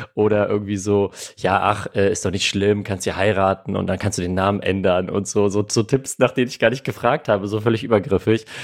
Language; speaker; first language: German; early bilingual, other home language; Armenian